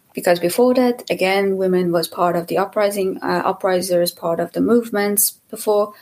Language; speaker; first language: English; non-native, fluent; Persian